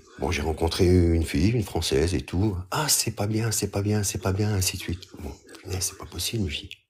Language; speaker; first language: French; early bilingual, other home language; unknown